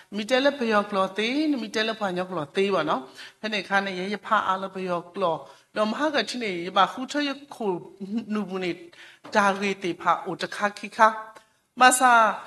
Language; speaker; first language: Burmese; non-native, local second language; S'gaw Karen